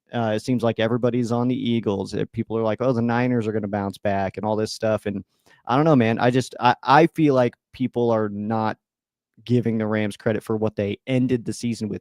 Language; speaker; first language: English; native; English